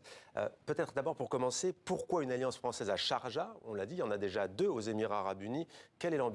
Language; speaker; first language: French; native; French